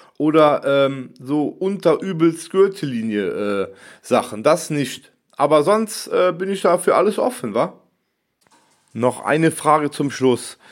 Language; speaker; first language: German; native; German